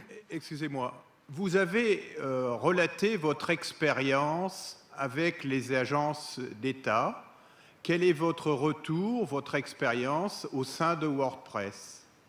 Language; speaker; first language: French; native; French